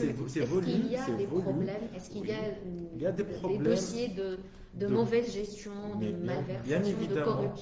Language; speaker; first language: French; non-native, local second language; Arabic